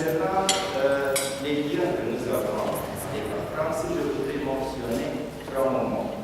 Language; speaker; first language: French; non-native, fluent; Romanian